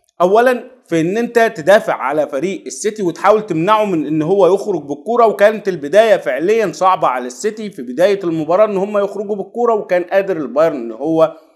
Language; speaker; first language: Arabic; native; Arabic